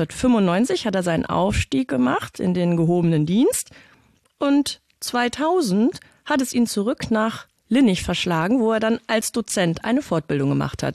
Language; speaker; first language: German; native; German